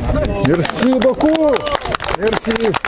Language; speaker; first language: French; non-native, fluent; Russian